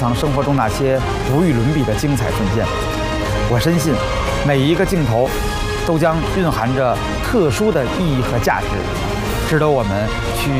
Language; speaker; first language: Chinese; native; Chinese